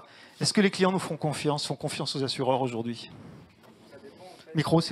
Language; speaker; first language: French; native; French